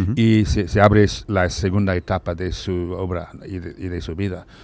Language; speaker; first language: Spanish; non-native, fluent; English